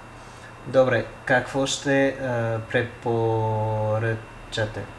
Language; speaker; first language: Bulgarian; non-native, learner; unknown